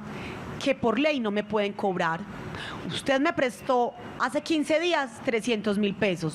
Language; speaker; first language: Spanish; native; Spanish